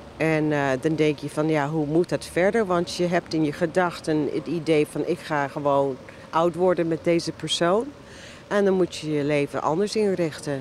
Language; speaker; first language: Dutch; non-native, fluent; English